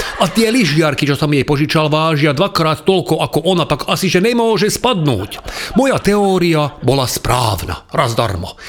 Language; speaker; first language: Slovak; non-native, local second language; Hungarian